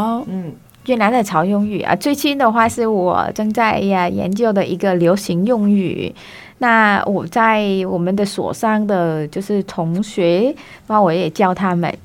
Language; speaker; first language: Chinese; non-native, fluent; Vietnamese